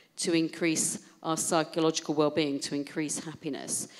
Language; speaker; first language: English; native; English